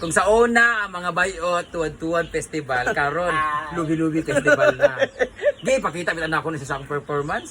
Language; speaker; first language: Filipino; non-native, local second language; Cebuano